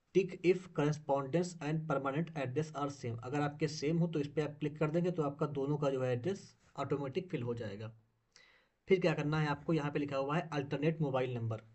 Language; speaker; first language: Hindi; native; Hindi